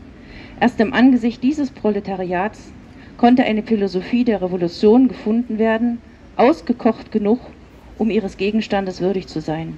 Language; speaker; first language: German; native; German